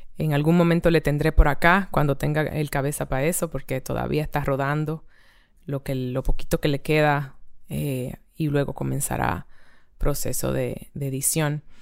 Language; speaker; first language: Spanish; native; Spanish